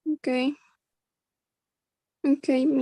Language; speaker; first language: English; non-native, learner; Spanish